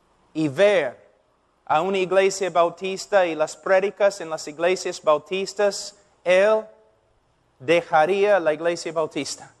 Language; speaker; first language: Spanish; non-native, fluent; English